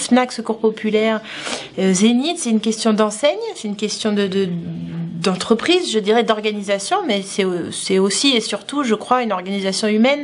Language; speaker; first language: French; native; French